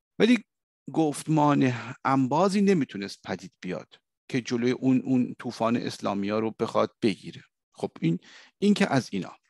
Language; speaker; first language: Persian; native; Persian